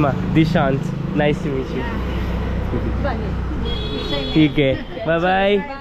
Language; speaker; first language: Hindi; non-native, learner; French